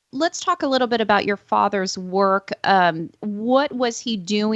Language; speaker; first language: English; native; English